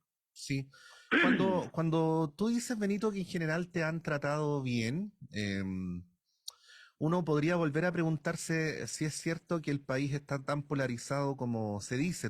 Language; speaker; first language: Spanish; native; Spanish